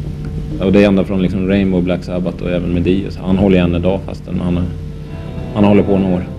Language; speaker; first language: Swedish; native; Swedish